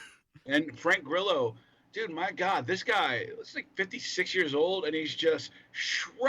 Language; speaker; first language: English; native; English